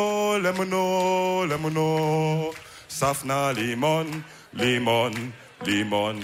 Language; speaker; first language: German; early bilingual, other home language; Wolof